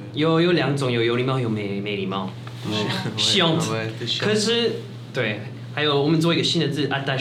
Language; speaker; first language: Chinese; non-native, fluent; French